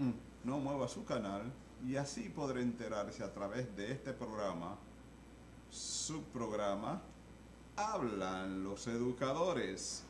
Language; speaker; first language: Spanish; native; Spanish